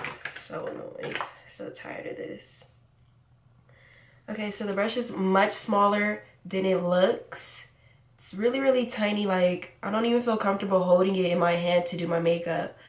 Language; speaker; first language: English; native; English